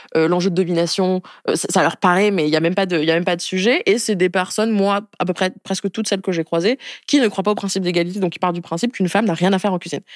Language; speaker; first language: French; native; French